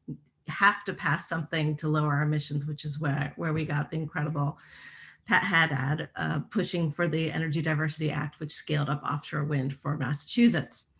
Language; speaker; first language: English; native; English